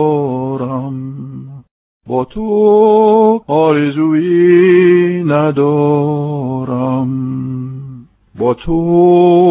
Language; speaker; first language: Persian; non-native, fluent; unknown